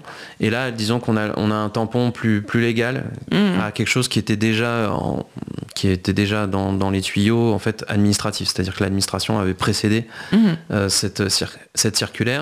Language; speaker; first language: French; native; French